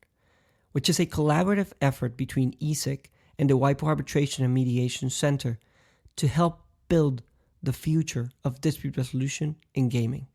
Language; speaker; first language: English; non-native, fluent; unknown